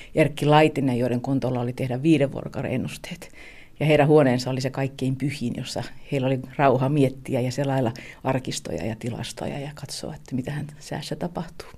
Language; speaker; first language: Finnish; native; Finnish